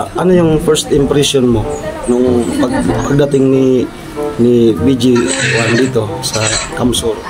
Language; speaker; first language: Filipino; non-native, local second language; Bikol